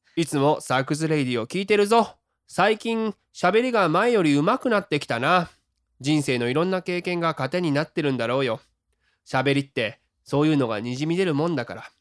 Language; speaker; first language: Japanese; native; Japanese